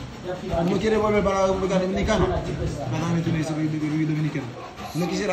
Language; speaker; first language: Spanish; non-native, fluent; Haitian Creole